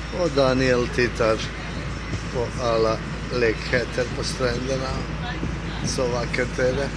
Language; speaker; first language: Swedish; non-native, fluent; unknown